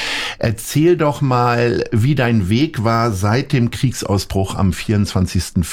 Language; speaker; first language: German; native; German